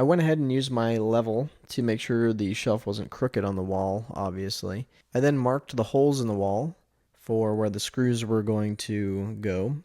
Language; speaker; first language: English; native; English